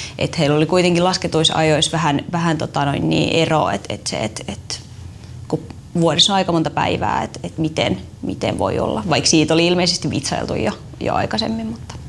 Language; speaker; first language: Finnish; non-native, local second language; Swedish